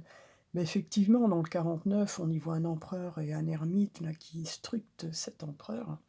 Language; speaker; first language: French; native; French